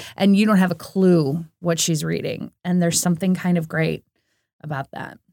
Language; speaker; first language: English; native; English